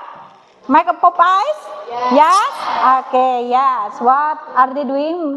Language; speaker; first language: English; non-native, learner; Indonesian